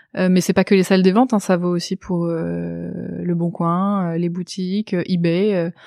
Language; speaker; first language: French; native; French